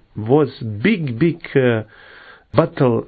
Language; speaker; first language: English; non-native, learner; Bosnian